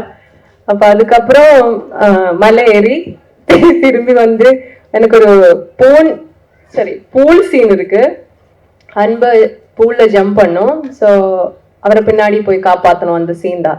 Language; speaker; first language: Tamil; non-native, learner; Malayalam